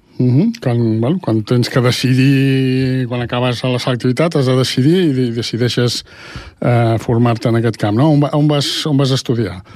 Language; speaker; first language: Catalan; native; Catalan